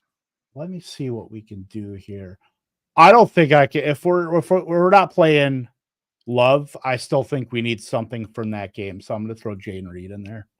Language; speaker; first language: English; native; English